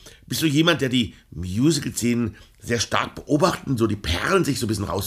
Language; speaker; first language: German; native; German